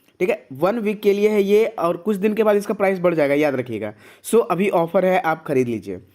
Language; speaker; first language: Hindi; native; Hindi